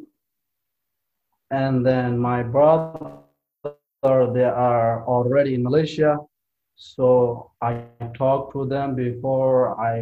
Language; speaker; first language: English; non-native, learner; Rohingya